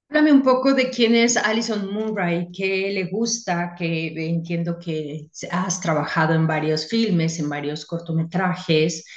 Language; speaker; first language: Spanish; native; Spanish